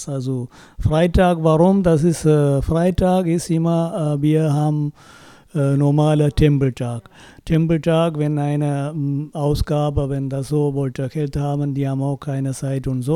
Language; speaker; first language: German; non-native, learner; Tamil